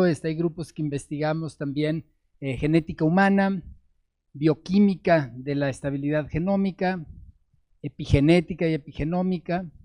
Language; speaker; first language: Spanish; native; Spanish